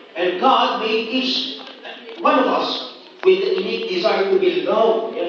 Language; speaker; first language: English; non-native, local second language; Filipino